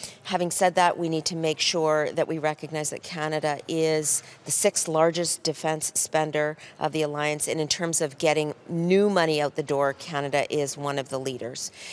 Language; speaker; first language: English; native; English